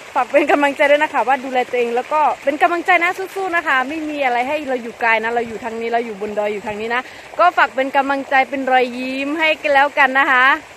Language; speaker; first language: Thai; non-native, local second language; S'gaw Karen